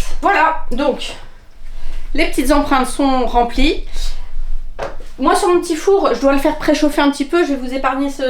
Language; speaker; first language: French; native; French